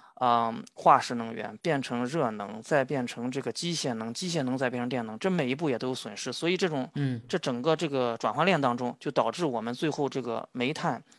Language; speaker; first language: Chinese; native; Chinese